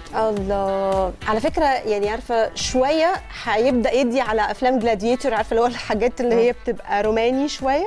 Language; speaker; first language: Arabic; native; Arabic